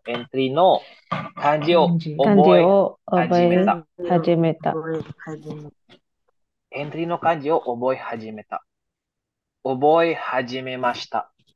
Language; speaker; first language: Japanese; non-native, fluent; Filipino